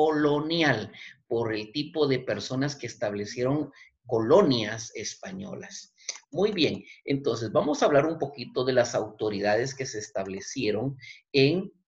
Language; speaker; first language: Spanish; native; Spanish